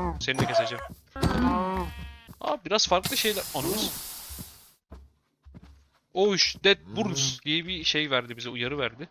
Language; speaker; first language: Turkish; native; Turkish